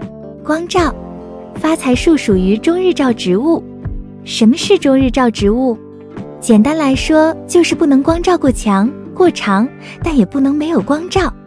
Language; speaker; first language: Chinese; native; Chinese